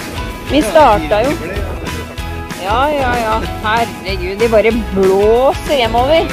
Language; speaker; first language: Norwegian; native; Norwegian